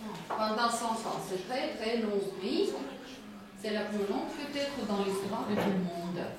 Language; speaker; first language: French; non-native, fluent; Russian